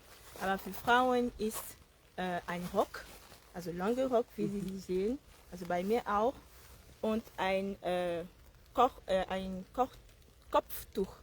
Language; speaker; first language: German; non-native, fluent; Yoruba